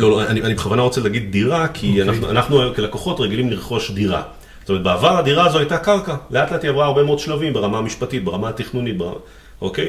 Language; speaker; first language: Hebrew; native; Hebrew